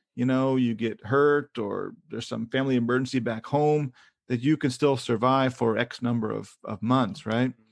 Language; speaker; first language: English; native; English